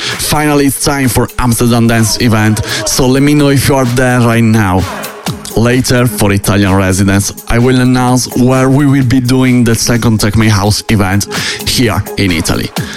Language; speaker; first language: English; non-native, fluent; Italian